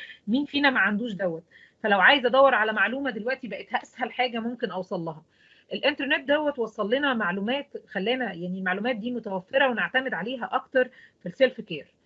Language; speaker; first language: Arabic; native; Arabic